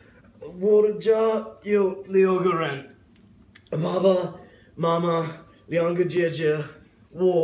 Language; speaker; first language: Chinese; non-native, learner; English